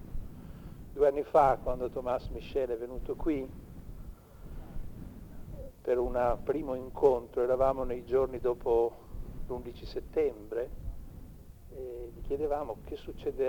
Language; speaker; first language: Italian; native; Italian